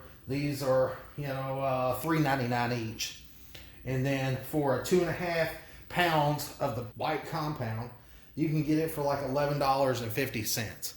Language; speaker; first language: English; native; English